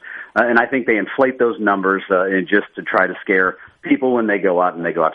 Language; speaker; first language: English; native; English